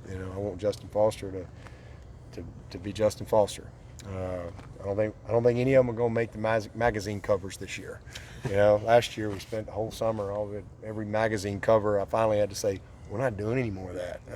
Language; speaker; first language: English; native; English